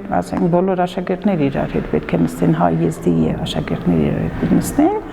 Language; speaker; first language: Armenian; non-native, local second language; Kurdish